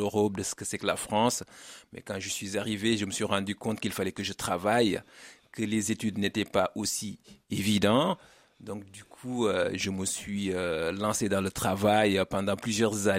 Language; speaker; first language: French; non-native, local second language; Wolof